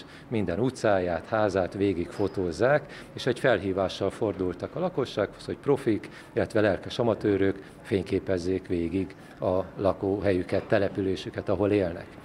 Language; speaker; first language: Hungarian; native; Hungarian